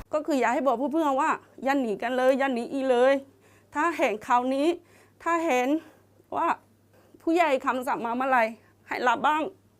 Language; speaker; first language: Thai; non-native, fluent; Burmese